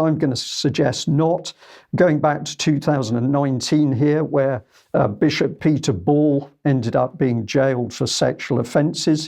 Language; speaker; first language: English; native; English